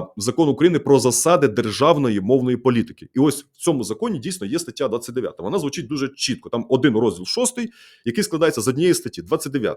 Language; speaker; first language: Ukrainian; native; Ukrainian